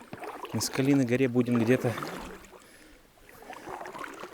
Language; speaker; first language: Russian; native; Russian